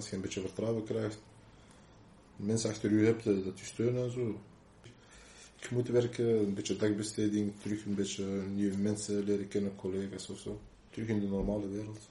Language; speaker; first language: Dutch; non-native, local second language; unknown